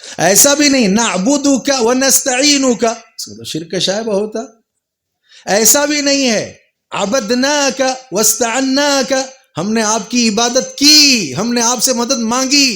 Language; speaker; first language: Urdu; native; Urdu